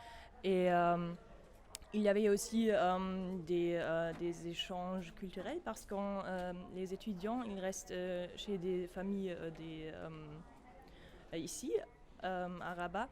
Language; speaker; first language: French; non-native, fluent; German